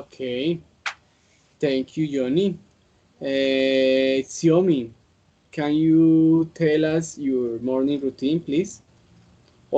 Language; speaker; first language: English; non-native, learner; Spanish